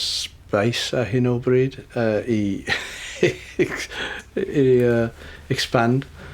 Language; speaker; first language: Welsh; non-native, learner; English